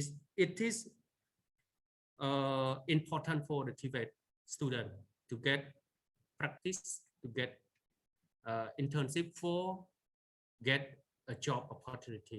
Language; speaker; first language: English; non-native, learner; Khmer